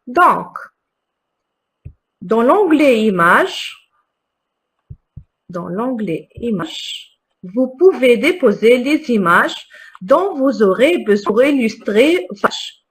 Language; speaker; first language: French; non-native, local second language; Arabic